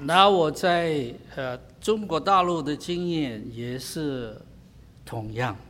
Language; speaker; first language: Chinese; native; Chinese